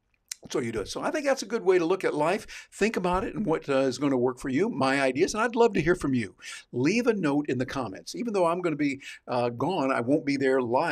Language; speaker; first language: English; native; English